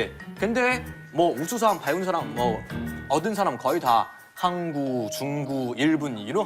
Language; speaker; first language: Korean; non-native, fluent; Chinese